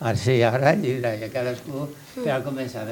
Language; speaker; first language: Catalan; non-native, local second language; Spanish